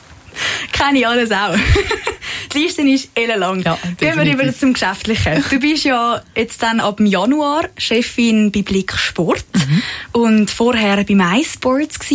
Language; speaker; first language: German; native; German